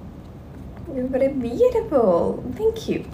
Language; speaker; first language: English; non-native, learner; Russian